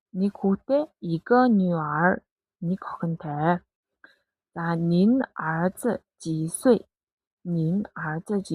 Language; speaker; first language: Chinese; non-native, fluent; Mongolian